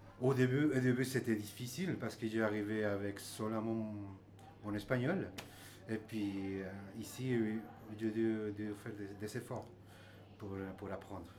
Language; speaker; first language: French; non-native, learner; Spanish